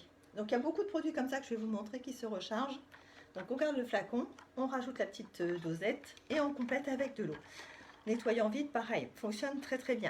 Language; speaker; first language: French; native; French